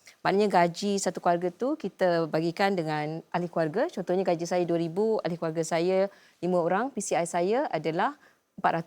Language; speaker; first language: Malay; native; Malay